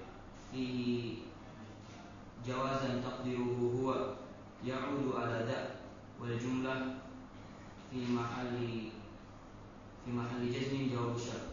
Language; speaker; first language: Arabic; non-native, learner; Indonesian